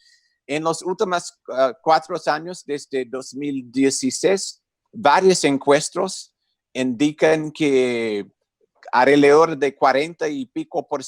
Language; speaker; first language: Spanish; non-native, fluent; English